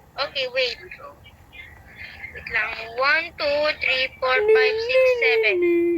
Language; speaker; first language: English; non-native, local second language; Filipino